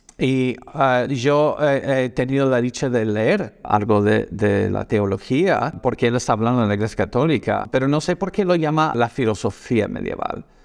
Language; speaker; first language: Spanish; non-native, fluent; English